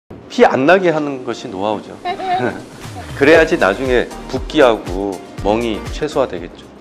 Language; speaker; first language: Korean; native; Korean